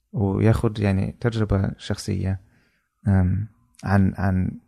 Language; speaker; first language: Arabic; non-native, fluent; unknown